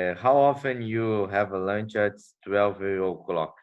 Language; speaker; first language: English; non-native, learner; Portuguese